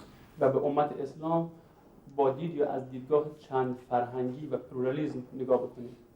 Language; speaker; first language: Persian; native; Persian